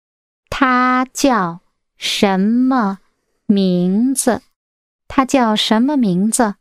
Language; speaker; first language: Chinese; non-native, learner; English